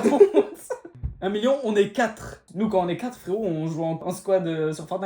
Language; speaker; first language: French; native; French